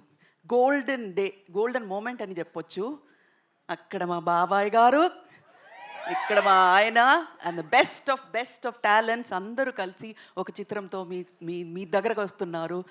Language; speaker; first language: Telugu; non-native, local second language; Tamil